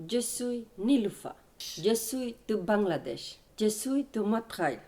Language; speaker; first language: French; non-native, learner; Bangla